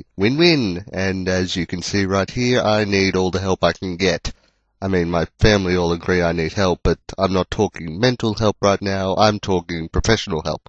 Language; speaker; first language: English; native; English